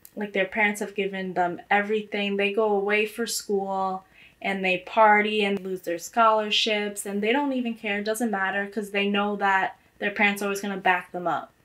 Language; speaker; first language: English; native; English